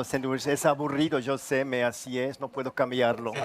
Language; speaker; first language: Spanish; non-native, fluent; German